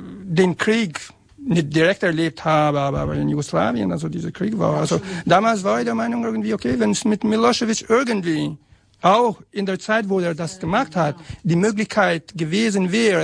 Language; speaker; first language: German; non-native, fluent; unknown